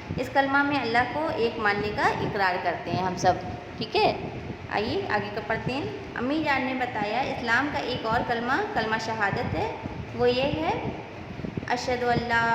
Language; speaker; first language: Urdu; native; Urdu